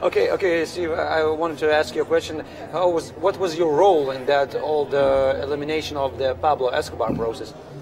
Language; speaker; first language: English; non-native, fluent; Lithuanian